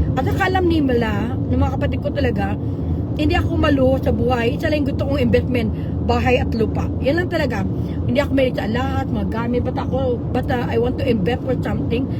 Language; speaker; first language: Filipino; native; Filipino